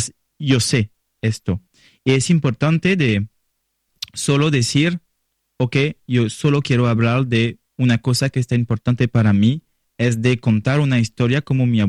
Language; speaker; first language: Spanish; non-native, learner; French